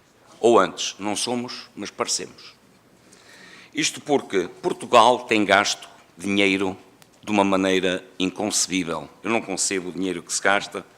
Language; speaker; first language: Portuguese; native; Portuguese